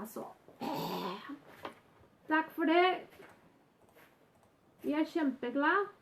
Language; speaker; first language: Norwegian; non-native, learner; Spanish